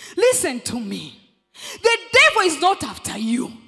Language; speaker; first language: English; non-native, local second language; Swahili